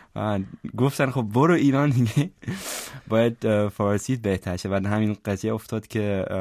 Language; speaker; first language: Persian; non-native, fluent; German